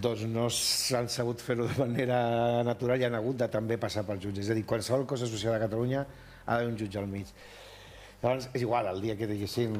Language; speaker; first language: Catalan; native; Catalan